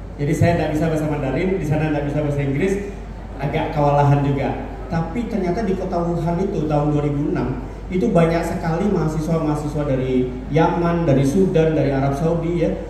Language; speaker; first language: Indonesian; native; Indonesian